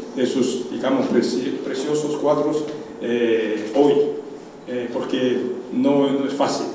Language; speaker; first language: Spanish; non-native, fluent; Chinese